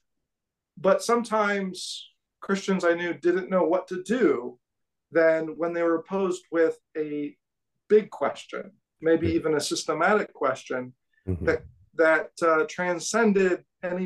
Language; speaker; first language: English; native; English